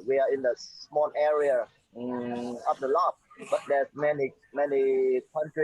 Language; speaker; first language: English; non-native, fluent; Vietnamese